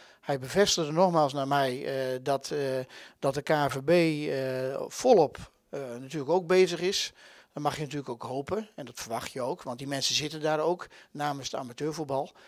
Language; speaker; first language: Dutch; native; Dutch